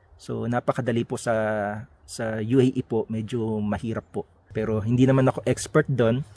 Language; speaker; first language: Filipino; native; Filipino